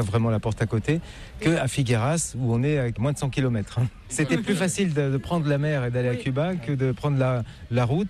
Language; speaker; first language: French; native; French